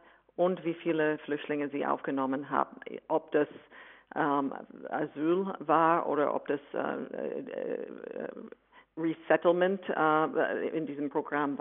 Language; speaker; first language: German; non-native, fluent; English